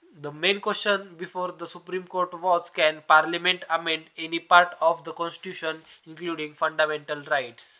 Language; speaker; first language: English; non-native, local second language; Marathi